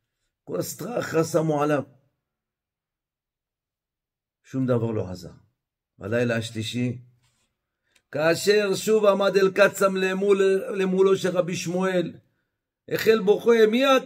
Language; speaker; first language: Hebrew; native; Hebrew